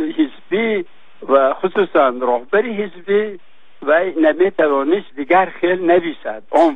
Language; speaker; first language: Persian; native; Persian